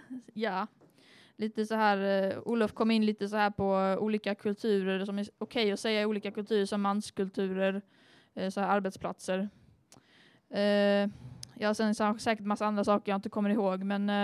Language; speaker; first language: Swedish; native; Swedish